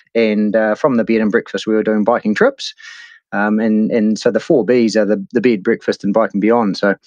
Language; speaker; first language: English; native; English